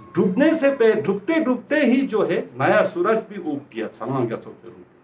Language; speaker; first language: Hindi; non-native, local second language; Ladakhi